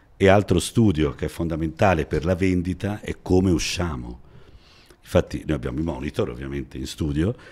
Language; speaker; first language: Italian; native; Italian